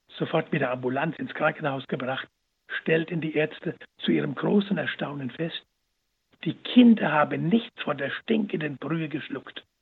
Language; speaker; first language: German; native; German